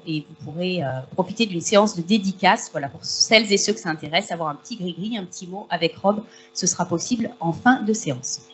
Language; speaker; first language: French; native; French